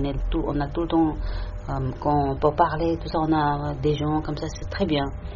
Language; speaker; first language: French; non-native, learner; Tibetan